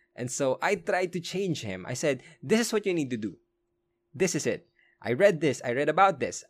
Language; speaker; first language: English; non-native, local second language; Filipino